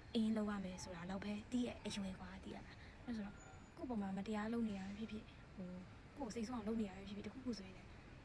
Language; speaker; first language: Burmese; native; Burmese